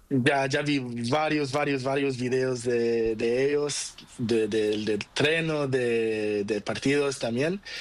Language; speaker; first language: Spanish; non-native, learner; Portuguese